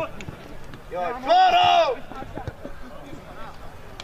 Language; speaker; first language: Serbian; native; Serbian